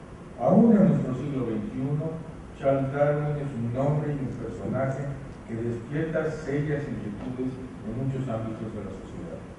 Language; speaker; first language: Spanish; native; Spanish